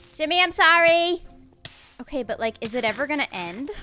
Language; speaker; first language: English; native; English